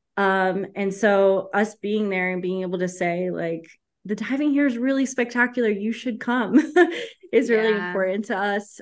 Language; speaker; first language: English; early bilingual, heritage; Spanish